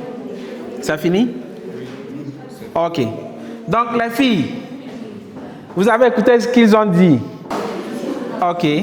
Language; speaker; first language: French; non-native, local second language; Kinyarwanda